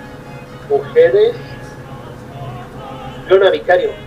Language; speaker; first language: Spanish; native; Spanish